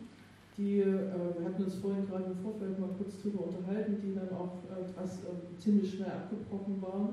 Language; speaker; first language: German; native; German